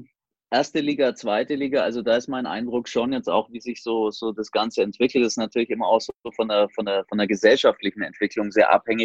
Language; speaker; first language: German; native; German